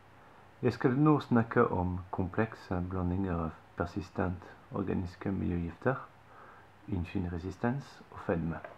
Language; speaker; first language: Norwegian; non-native, fluent; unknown